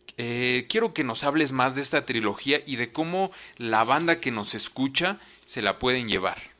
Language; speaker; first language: Spanish; native; Spanish